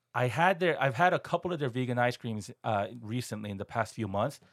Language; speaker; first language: English; non-native, fluent; Korean